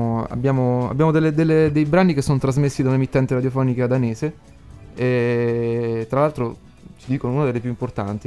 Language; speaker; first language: Italian; native; Italian